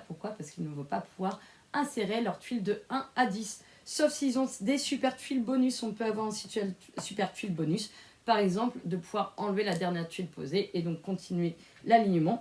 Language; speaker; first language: French; native; French